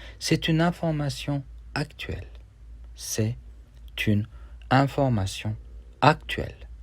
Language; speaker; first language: French; non-native, fluent; Turkish